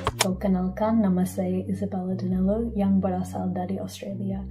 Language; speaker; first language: Indonesian; non-native, learner; English